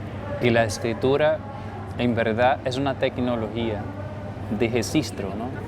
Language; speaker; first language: Spanish; non-native, fluent; Portuguese